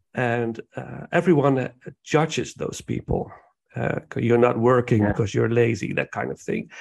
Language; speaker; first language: English; non-native, fluent; Dutch